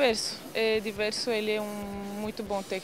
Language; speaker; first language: Portuguese; non-native, learner; Bulgarian